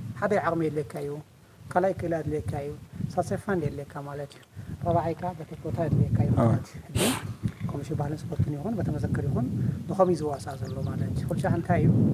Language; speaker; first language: Tigrinya; non-native, local second language; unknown